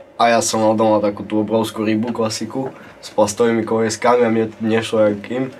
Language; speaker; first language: Slovak; native; Slovak